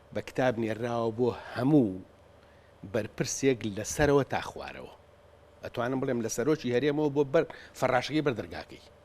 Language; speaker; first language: Central Kurdish; native; Central Kurdish